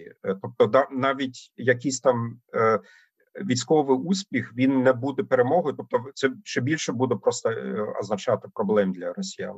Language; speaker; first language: Ukrainian; non-native, fluent; German